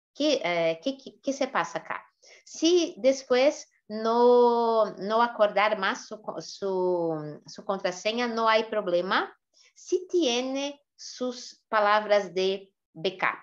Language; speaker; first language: Spanish; non-native, fluent; Portuguese